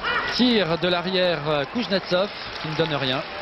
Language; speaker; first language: French; native; French